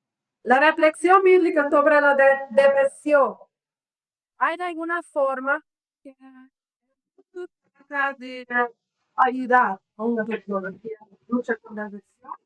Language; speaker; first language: Spanish; non-native, learner; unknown